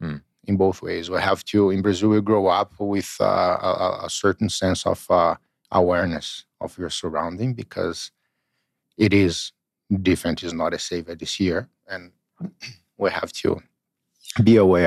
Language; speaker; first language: English; non-native, fluent; Portuguese